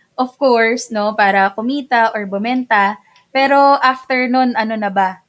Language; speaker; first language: Filipino; non-native, local second language; Bikol